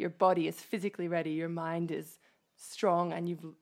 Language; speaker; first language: English; native; English